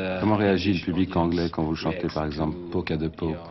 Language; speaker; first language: French; native; French